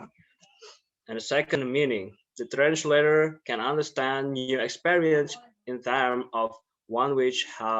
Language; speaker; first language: English; non-native, learner; Indonesian